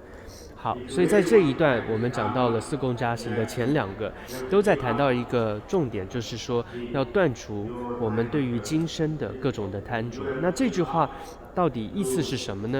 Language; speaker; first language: Chinese; native; Chinese